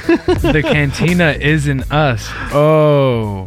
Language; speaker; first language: English; native; English